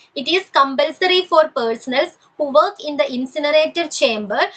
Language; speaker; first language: English; non-native, local second language; Malayalam